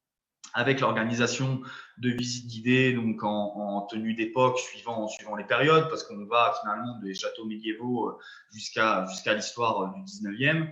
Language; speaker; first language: French; native; French